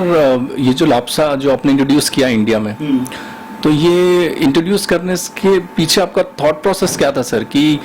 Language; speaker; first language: Hindi; native; Hindi